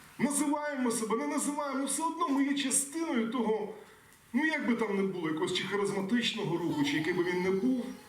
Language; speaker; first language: Ukrainian; non-native, local second language; Russian